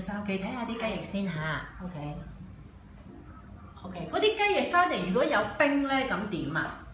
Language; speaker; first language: Cantonese; native; Cantonese